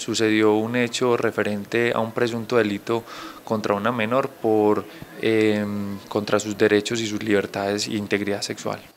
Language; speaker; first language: Spanish; native; Spanish